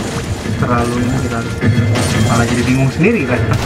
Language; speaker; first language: Indonesian; native; Indonesian